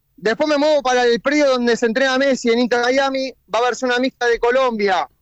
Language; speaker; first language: Spanish; native; Spanish